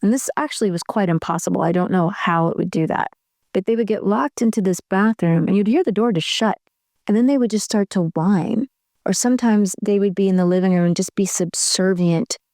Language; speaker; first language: English; native; English